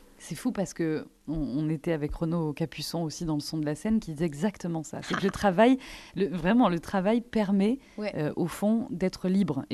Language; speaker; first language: French; native; French